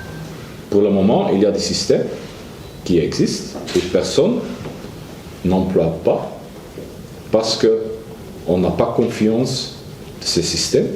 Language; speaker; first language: French; non-native, learner; Dutch